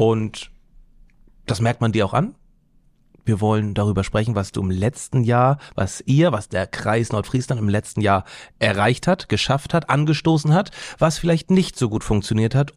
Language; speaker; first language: German; native; German